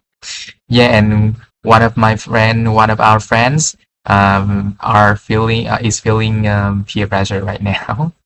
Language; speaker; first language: English; non-native, fluent; Vietnamese